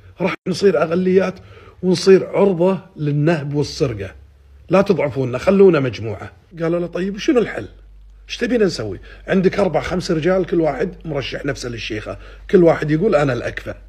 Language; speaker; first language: Arabic; native; Arabic